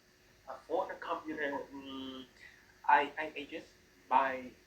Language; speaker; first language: English; non-native, learner; Vietnamese